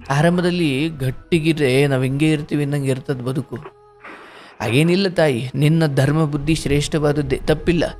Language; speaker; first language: Kannada; native; Kannada